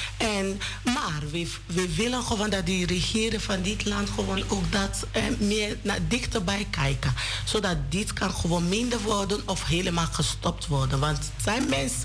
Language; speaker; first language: Dutch; non-native, learner; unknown